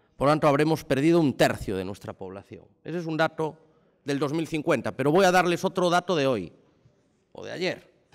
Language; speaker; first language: Spanish; native; Spanish